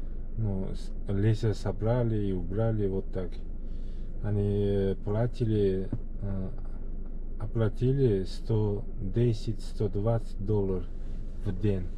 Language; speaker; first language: Russian; non-native, fluent; Uzbek